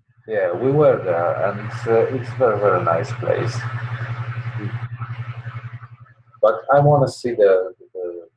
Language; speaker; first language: English; non-native, learner; Polish